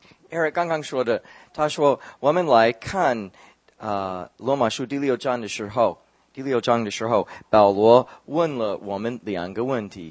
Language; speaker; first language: Chinese; non-native, fluent; English